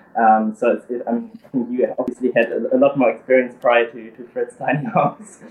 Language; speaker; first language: English; early bilingual, other home language; German